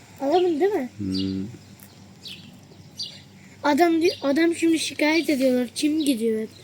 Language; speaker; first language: Turkish; early bilingual, heritage; Turkish